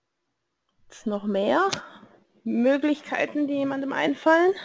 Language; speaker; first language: German; native; German